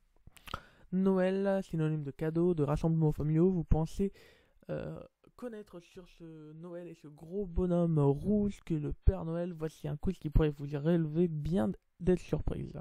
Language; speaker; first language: French; native; French